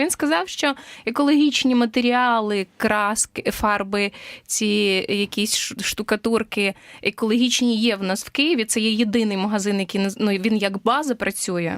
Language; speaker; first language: Ukrainian; native; Ukrainian